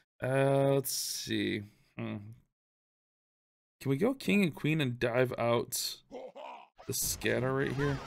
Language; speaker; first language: English; native; English